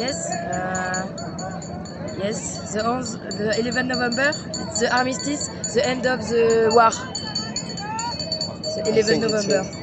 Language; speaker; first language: English; non-native, learner; French